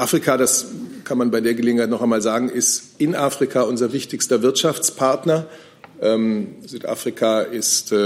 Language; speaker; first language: German; native; German